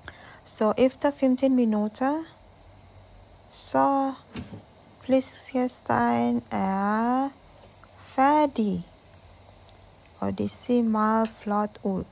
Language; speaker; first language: Danish; non-native, fluent; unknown